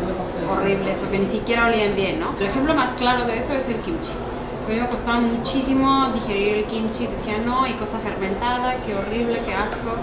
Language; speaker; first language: Spanish; native; Spanish